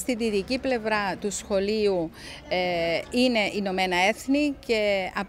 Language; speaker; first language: Greek; native; Greek